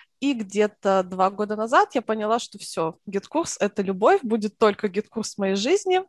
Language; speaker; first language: Russian; native; Russian